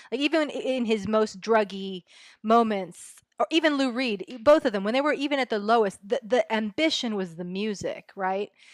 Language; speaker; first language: English; early bilingual, other home language; Spanish